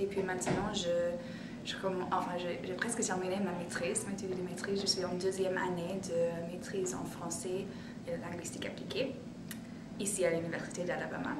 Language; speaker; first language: French; non-native, fluent; English